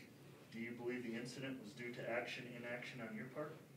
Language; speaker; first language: English; native; English